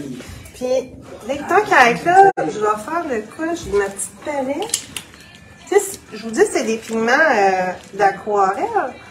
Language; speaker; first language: French; native; French